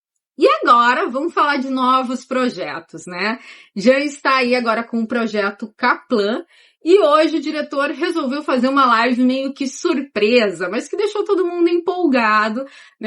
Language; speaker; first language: Portuguese; native; Portuguese